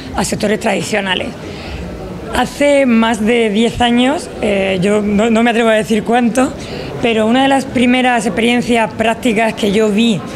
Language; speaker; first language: Spanish; native; Spanish